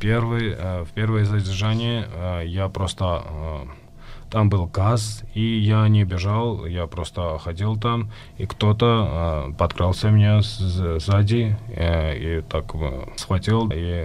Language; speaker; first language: Russian; non-native, fluent; Georgian